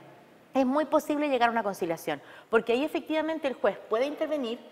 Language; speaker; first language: Spanish; native; Spanish